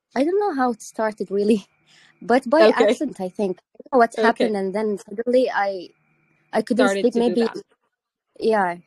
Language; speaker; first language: English; non-native, fluent; Arabic